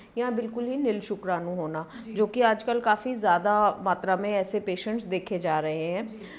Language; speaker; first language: Hindi; non-native, local second language; Punjabi